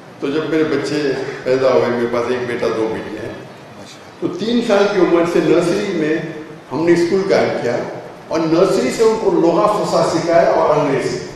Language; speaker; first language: Urdu; non-native, local second language; Konkani